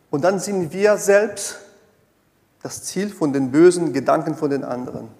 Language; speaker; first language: German; non-native, fluent; Portuguese